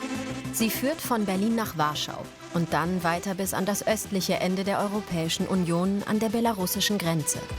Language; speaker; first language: German; native; German